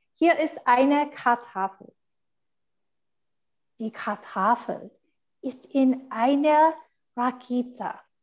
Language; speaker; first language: German; non-native, fluent; English